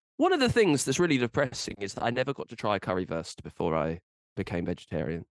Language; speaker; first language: English; native; English